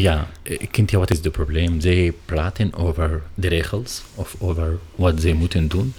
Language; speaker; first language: Dutch; non-native, learner; Arabic